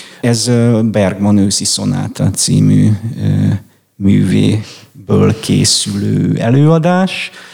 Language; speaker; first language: Hungarian; native; Hungarian